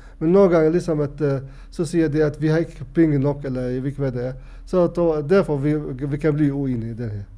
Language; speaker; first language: Danish; non-native, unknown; Arabic